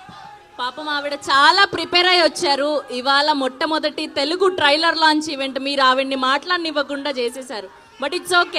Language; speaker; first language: Telugu; native; Telugu